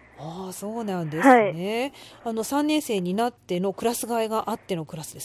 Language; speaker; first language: Japanese; native; Japanese